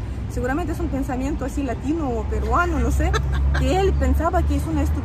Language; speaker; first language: Spanish; native; Spanish